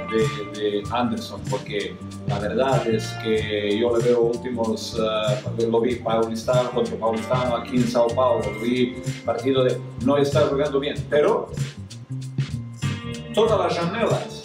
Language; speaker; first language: Spanish; non-native, fluent; Croatian